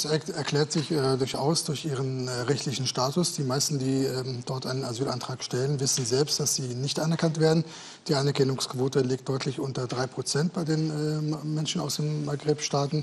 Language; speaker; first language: German; native; German